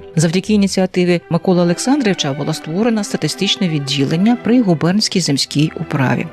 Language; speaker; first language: Ukrainian; native; Ukrainian